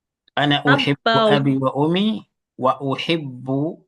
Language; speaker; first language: Arabic; non-native, fluent; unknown